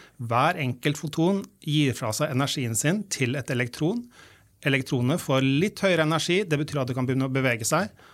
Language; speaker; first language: Norwegian; native; Norwegian